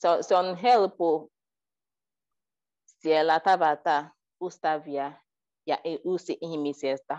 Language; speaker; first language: Finnish; non-native, learner; Igbo